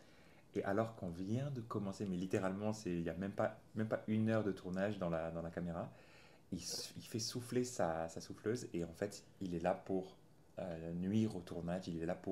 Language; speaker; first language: French; native; French